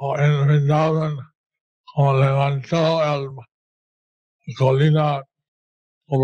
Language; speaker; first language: Spanish; non-native, learner; English